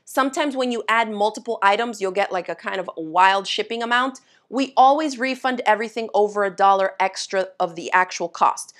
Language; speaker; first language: English; native; English